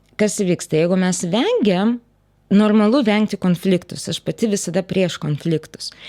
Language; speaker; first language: Lithuanian; non-native, local second language; Russian